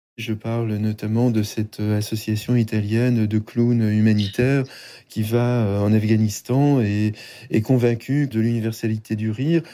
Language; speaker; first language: French; native; French